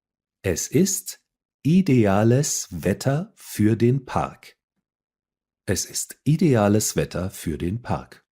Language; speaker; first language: German; non-native, fluent; English